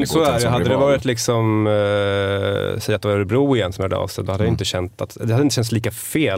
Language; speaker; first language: Swedish; native; Swedish